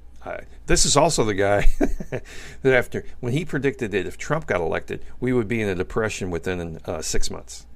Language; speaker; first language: English; native; English